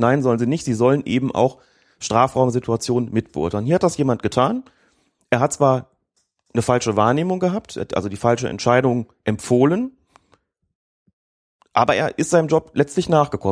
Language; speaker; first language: German; native; German